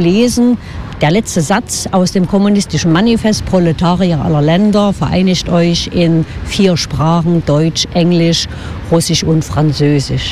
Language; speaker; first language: German; native; German